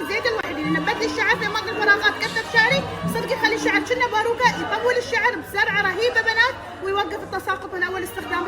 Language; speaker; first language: Arabic; native; Arabic